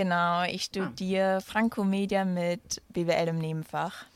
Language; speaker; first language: German; early bilingual, other home language; Italian